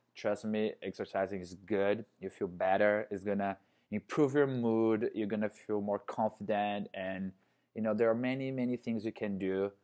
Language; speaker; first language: English; non-native, fluent; Portuguese